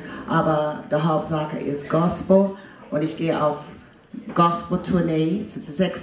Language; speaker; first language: German; non-native, fluent; English